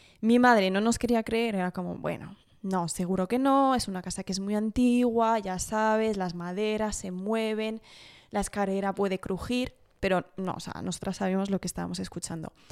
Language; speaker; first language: Spanish; early bilingual, heritage; Spanish